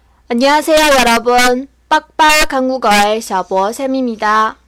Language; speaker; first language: Korean; non-native, fluent; Chinese